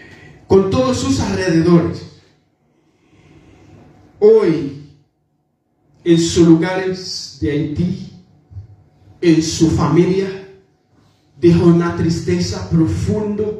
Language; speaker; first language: Spanish; non-native, fluent; Haitian Creole